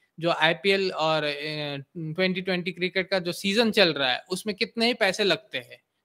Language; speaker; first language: Hindi; native; Hindi